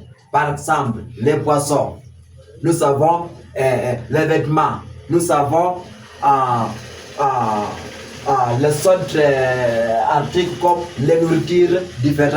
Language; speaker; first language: French; non-native, fluent; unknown